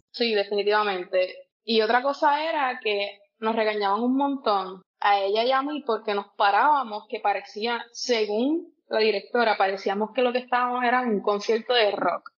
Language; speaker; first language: Spanish; native; Spanish